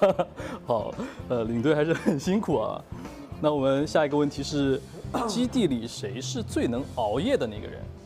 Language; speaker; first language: Chinese; native; Chinese